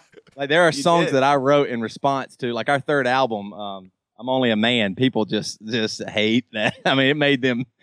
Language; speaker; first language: English; native; English